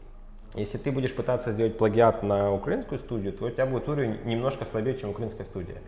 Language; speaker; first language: Russian; native; Russian